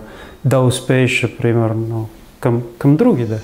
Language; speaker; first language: Bulgarian; non-native, fluent; Italian